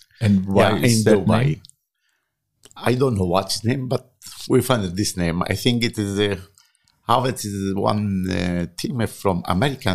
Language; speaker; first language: English; non-native, learner; Arabic